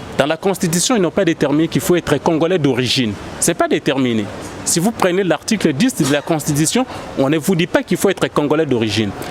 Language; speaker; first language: French; non-native, local second language; Lingala